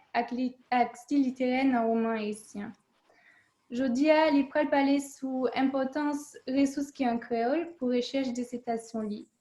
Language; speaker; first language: French; non-native, learner; English